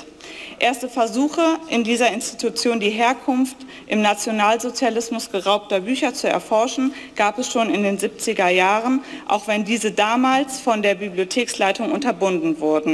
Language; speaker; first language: German; native; German